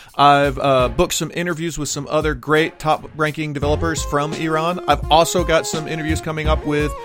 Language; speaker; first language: English; non-native, fluent; Persian